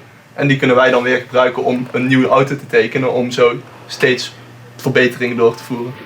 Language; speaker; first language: Dutch; native; Dutch